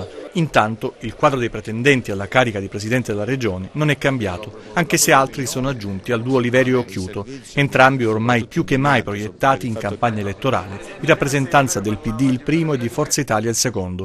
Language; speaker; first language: Italian; native; Italian